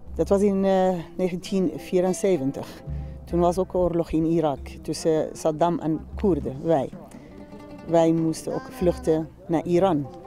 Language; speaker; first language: Dutch; non-native, fluent; Central Kurdish